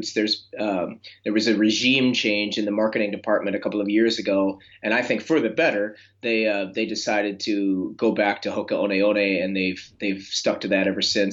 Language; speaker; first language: English; native; English